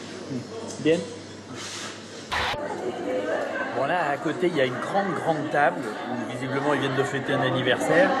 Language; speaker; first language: French; native; French